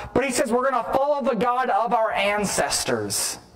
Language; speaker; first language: English; native; English